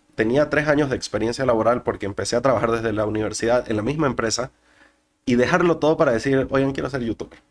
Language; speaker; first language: Spanish; native; Spanish